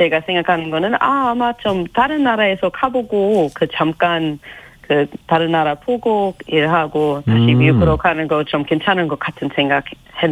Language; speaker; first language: Korean; non-native, fluent; English